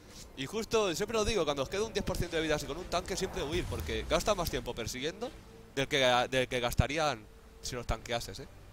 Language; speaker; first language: Spanish; native; Spanish